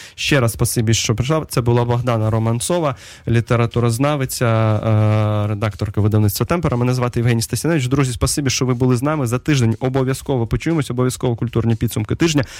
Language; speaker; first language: Ukrainian; native; Ukrainian